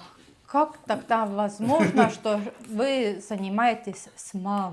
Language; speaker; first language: Russian; non-native, learner; Estonian